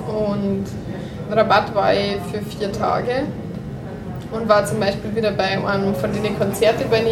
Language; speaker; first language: German; native; German